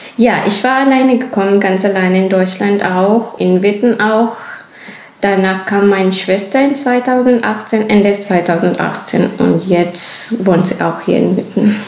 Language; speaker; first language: German; non-native, fluent; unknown